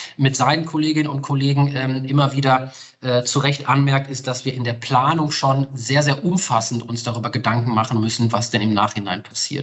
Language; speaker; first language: German; native; German